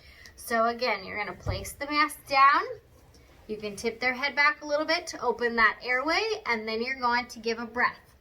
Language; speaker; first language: English; native; English